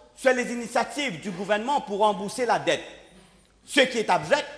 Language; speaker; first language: French; non-native, local second language; Morisyen